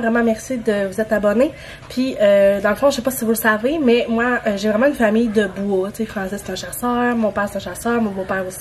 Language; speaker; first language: French; native; French